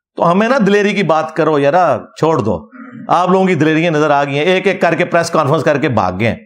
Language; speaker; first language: Urdu; non-native, local second language; Punjabi